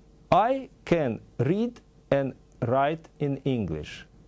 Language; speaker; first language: English; non-native, fluent; Russian